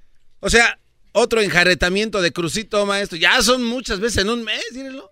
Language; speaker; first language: Spanish; native; Spanish